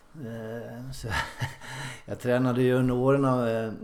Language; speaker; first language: Swedish; native; Swedish